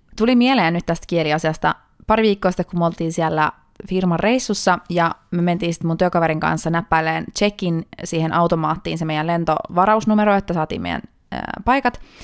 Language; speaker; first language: Finnish; early bilingual, heritage; Finnish